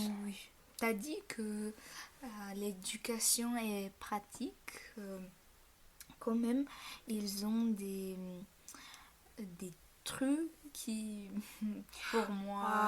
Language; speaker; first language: French; non-native, fluent; Bulgarian